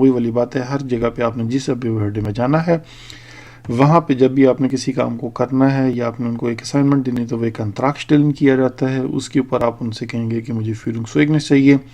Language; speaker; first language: Urdu; native; Urdu